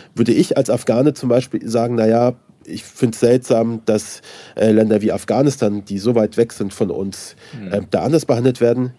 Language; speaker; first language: German; early bilingual, other home language; Persian